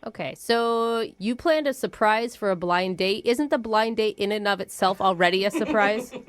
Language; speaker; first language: English; native; English